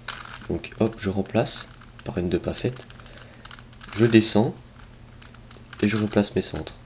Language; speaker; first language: French; native; French